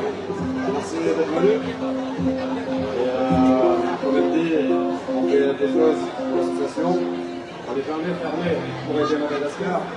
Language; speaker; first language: French; non-native, local second language; Malagasy